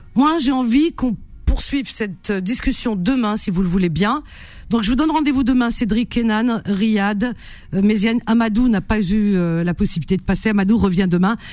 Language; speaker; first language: French; native; French